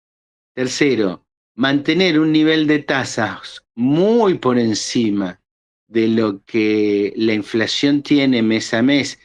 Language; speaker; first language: Spanish; native; Spanish